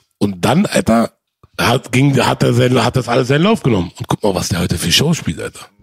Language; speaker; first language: German; early bilingual, other home language; Arabic